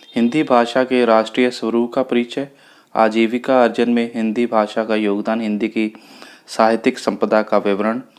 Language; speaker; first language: Hindi; non-native, local second language; Punjabi